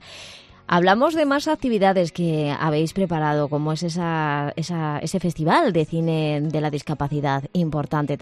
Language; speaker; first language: Spanish; native; Spanish